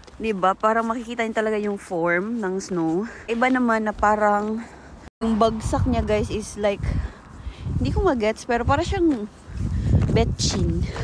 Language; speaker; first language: Filipino; native; Filipino